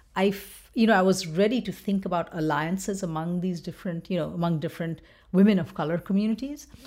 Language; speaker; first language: English; non-native, local second language; Bangla